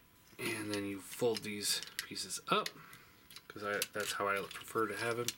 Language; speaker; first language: English; native; English